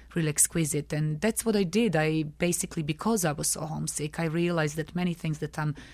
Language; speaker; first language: English; non-native, fluent; Serbian